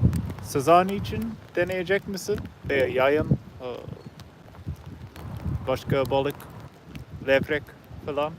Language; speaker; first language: Turkish; non-native, learner; English